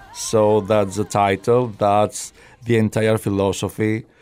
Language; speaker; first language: English; non-native, fluent; Greek